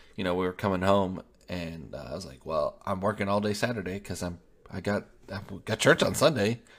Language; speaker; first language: English; native; English